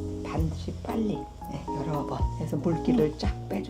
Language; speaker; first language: Korean; native; Korean